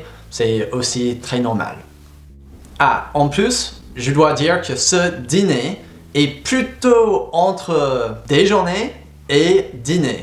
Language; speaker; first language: French; non-native, fluent; English